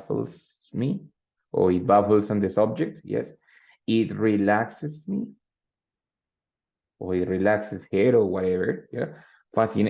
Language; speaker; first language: English; non-native, fluent; Spanish